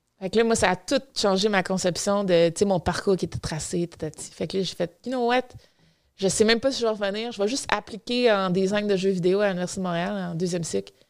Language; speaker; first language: French; native; French